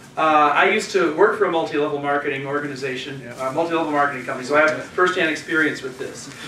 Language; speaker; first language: English; native; English